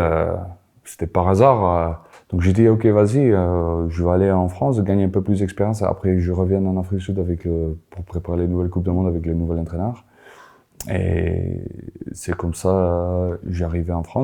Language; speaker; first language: French; non-native, fluent; Afrikaans